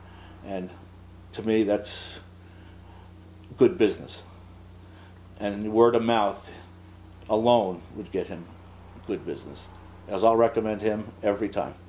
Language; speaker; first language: English; native; English